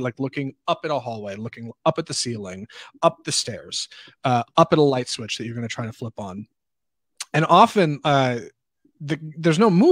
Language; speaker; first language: English; native; English